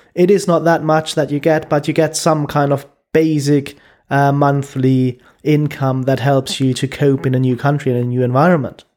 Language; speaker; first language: English; non-native, fluent; German